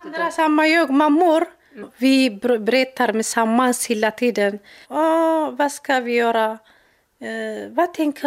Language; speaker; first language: Swedish; non-native, learner; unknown